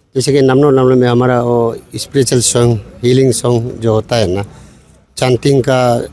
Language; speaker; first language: Hindi; non-native, local second language; Nyishi